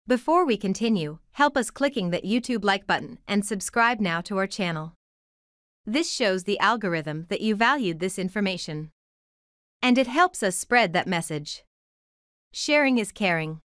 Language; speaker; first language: English; non-native, fluent; German